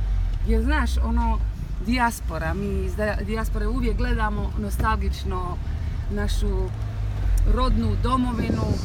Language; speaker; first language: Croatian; non-native, fluent; German